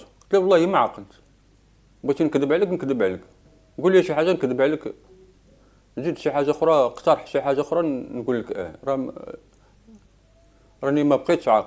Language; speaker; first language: Arabic; native; Arabic